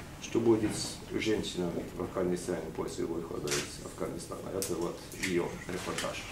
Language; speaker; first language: Russian; non-native, fluent; Norwegian